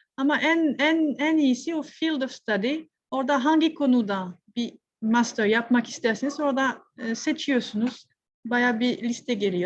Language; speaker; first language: Turkish; non-native, fluent; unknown